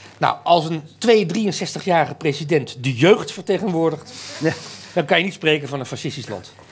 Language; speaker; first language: Dutch; native; Dutch